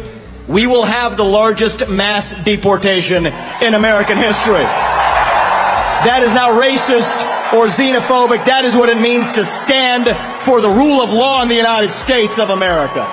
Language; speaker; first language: English; early bilingual, other home language; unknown